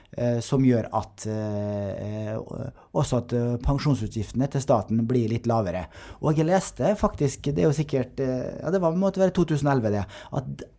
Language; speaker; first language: Norwegian; native; Norwegian